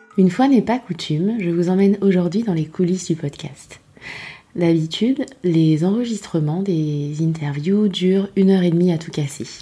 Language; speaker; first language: French; native; French